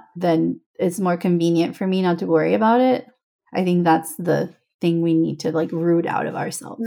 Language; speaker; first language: English; non-native, fluent; Spanish